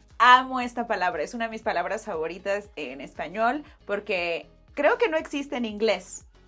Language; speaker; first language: Spanish; native; Spanish